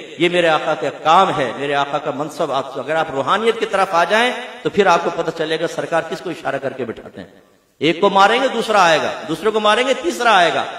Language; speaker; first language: Urdu; native; Urdu